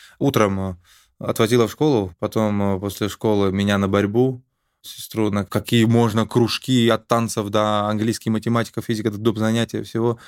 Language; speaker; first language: Russian; native; Russian